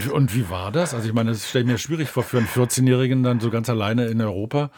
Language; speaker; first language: German; native; German